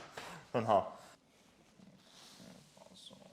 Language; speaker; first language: Chinese; non-native, fluent; English